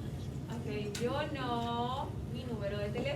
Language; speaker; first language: Spanish; non-native, fluent; English